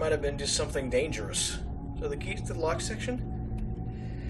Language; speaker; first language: English; native; English